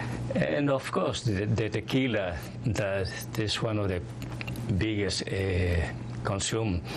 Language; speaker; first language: English; non-native, fluent; Spanish